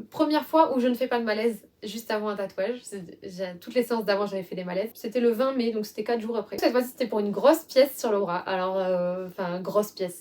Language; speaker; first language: French; native; French